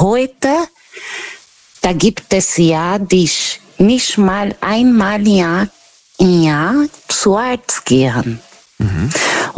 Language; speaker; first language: German; non-native, learner; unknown